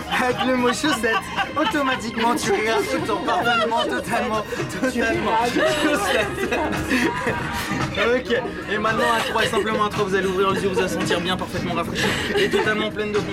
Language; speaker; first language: French; native; French